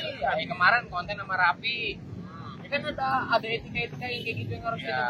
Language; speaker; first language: Indonesian; native; Indonesian